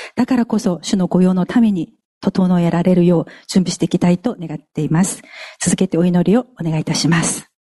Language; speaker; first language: Japanese; non-native, fluent; Korean